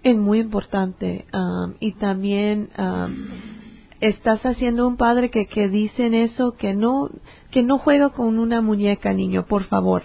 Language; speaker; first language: Spanish; early bilingual, heritage; English